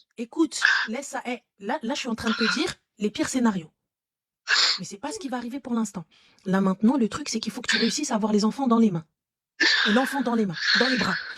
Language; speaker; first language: French; native; French